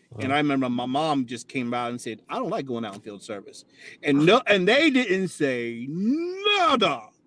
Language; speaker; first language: English; native; English